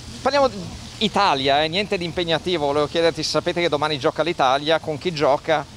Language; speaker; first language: Italian; native; Italian